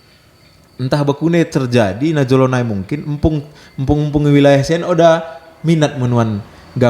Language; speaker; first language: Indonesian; native; Indonesian